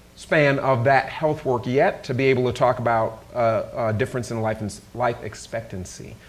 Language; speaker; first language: English; native; English